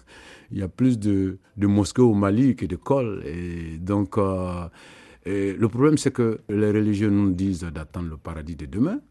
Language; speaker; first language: French; non-native, local second language; Mandingo